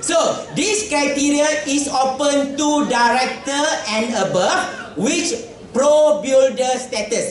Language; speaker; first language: English; non-native, local second language; Malay